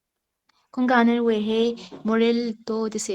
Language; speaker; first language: Korean; non-native, learner; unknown